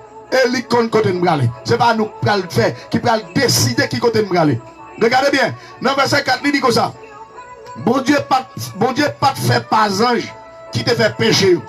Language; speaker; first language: French; non-native, local second language; Haitian Creole